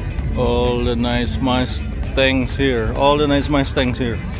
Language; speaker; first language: English; non-native, learner; Indonesian